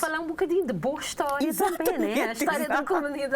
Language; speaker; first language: Portuguese; non-native, local second language; Kabuverdianu